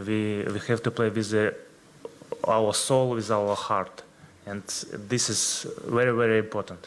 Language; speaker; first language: English; non-native, learner; Ukrainian